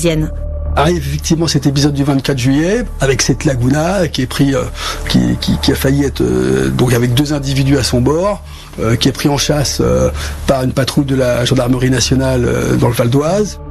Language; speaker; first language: French; native; French